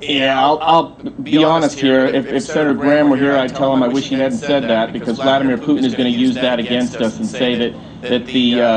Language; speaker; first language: English; native; English